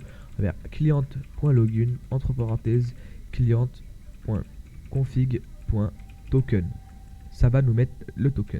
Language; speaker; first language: French; native; French